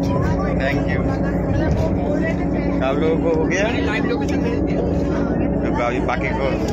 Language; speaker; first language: Hindi; non-native, local second language; Bangla